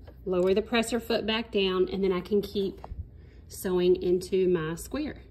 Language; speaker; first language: English; native; English